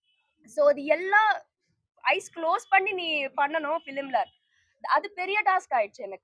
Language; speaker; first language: Tamil; non-native, fluent; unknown